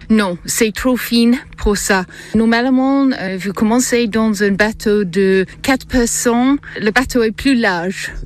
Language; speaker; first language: French; non-native, learner; English